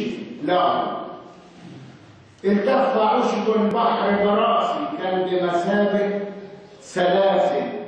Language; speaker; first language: Arabic; native; Arabic